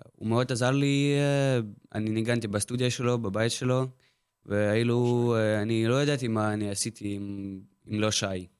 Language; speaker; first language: Hebrew; non-native, learner; Russian